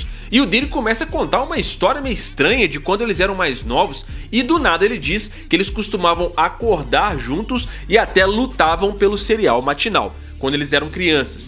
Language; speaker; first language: Portuguese; native; Portuguese